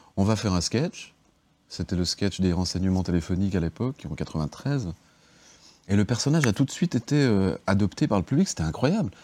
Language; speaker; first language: French; native; French